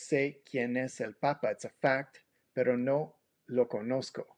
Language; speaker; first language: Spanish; non-native, fluent; English